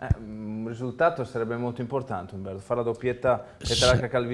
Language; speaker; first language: Italian; native; Italian